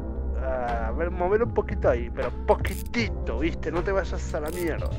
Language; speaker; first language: Spanish; native; Spanish